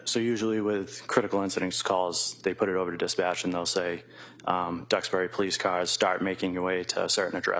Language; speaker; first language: English; native; English